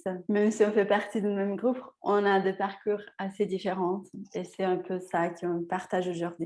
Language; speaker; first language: French; non-native, fluent; Portuguese